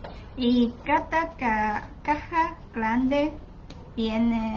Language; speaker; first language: Spanish; non-native, learner; Chinese